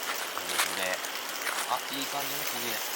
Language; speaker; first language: Japanese; native; Japanese